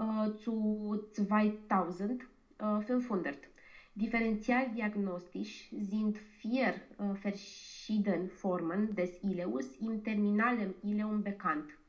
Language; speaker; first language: German; non-native, learner; Romanian